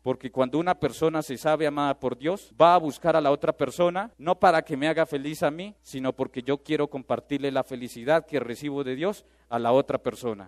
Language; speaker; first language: Spanish; native; Spanish